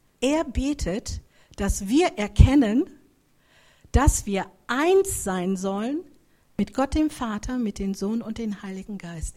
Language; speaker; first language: German; native; German